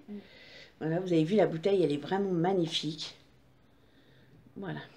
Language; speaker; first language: French; native; French